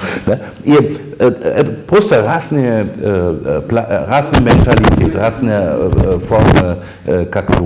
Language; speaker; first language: Russian; non-native, fluent; German